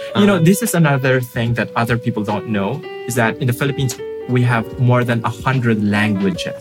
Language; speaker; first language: English; non-native, local second language; Filipino